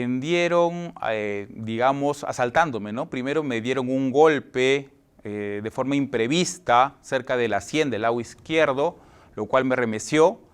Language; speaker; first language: Spanish; native; Spanish